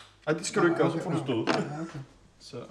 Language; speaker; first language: Danish; native; Danish